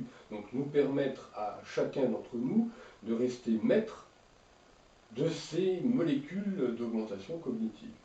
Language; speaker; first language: French; native; French